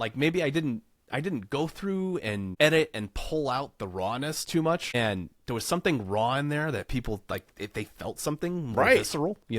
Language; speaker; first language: English; native; English